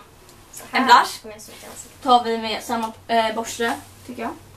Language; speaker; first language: Swedish; native; Swedish